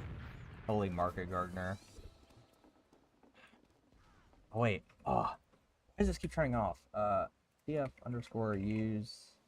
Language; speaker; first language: English; native; English